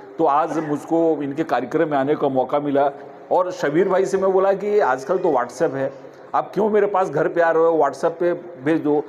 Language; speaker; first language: Hindi; native; Hindi